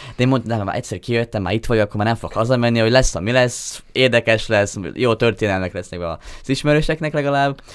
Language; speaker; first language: Hungarian; native; Hungarian